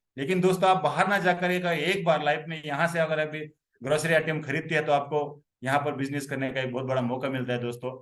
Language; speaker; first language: Hindi; non-native, local second language; Marathi